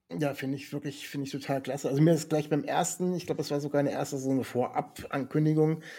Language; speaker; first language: German; native; German